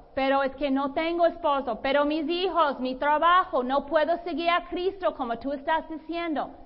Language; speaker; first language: Spanish; non-native, fluent; English